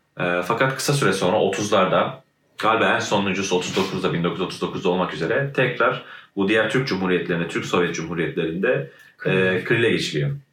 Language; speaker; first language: Turkish; native; Turkish